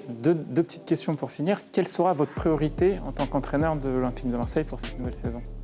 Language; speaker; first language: French; native; French